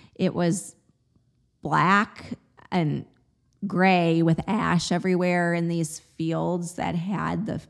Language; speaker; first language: English; native; English